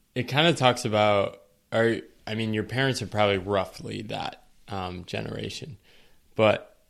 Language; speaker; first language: English; native; English